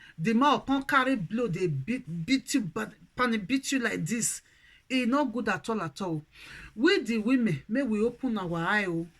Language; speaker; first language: Nigerian Pidgin; non-native, local second language; Bini